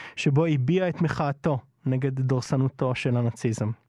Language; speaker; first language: Hebrew; native; Hebrew